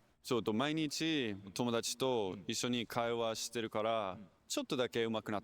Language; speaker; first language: Japanese; non-native, learner; English